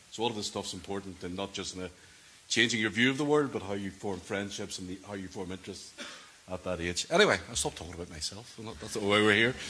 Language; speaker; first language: English; native; English